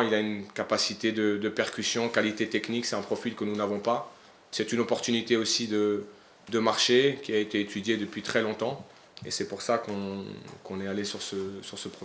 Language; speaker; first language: French; native; French